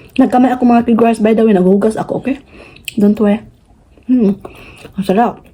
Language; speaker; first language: Filipino; non-native, local second language; Cebuano